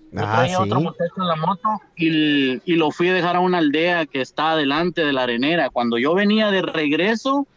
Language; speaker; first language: Spanish; native; Spanish